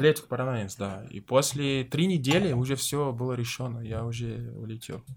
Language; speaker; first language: Russian; non-native, learner; Portuguese